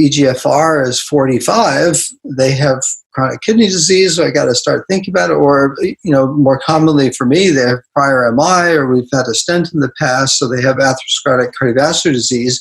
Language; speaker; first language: English; native; English